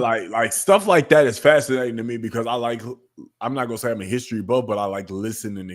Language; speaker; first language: English; native; English